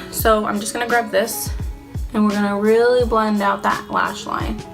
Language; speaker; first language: English; native; English